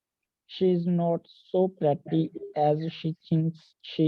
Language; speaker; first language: English; non-native, learner; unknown